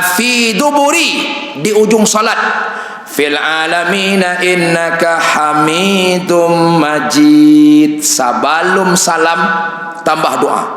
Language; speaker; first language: Malay; non-native, local second language; Minangkabau